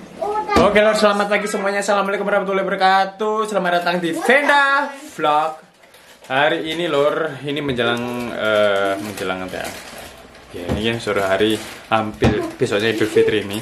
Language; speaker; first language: Indonesian; non-native, local second language; Javanese